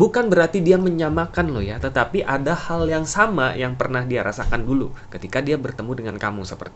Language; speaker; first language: Indonesian; native; Indonesian